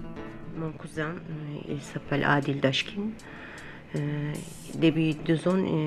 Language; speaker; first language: French; non-native, learner; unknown